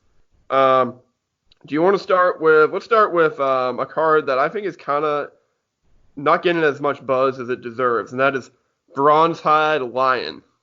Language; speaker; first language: English; native; English